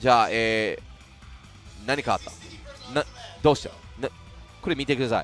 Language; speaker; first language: Japanese; non-native, learner; English